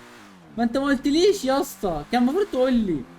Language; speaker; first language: Arabic; native; Arabic